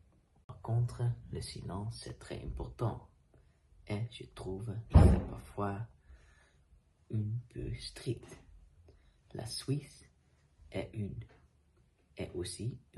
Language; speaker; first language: French; non-native, learner; Dutch